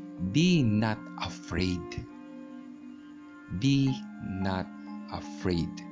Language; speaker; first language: English; non-native, local second language; Filipino